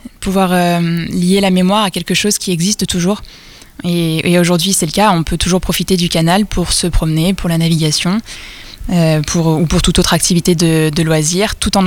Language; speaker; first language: French; native; French